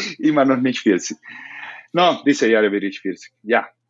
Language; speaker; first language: German; non-native, learner; Spanish